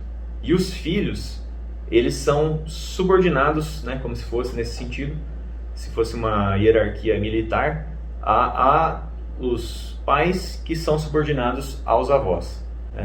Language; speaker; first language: Portuguese; native; Portuguese